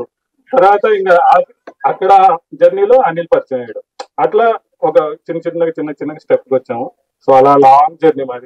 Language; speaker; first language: Telugu; native; Telugu